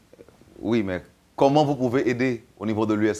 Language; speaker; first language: French; native; French